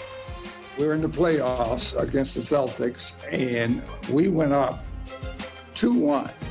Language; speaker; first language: English; native; English